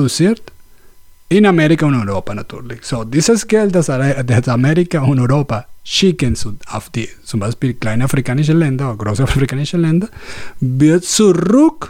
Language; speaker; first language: German; non-native, learner; Spanish